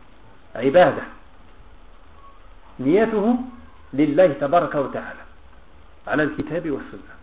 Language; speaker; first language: Arabic; non-native, fluent; French